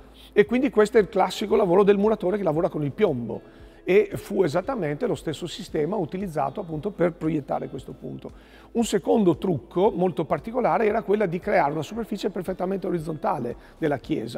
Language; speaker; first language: Italian; native; Italian